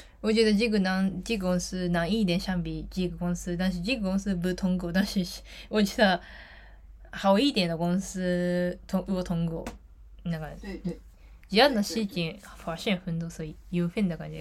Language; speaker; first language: Chinese; non-native, learner; Japanese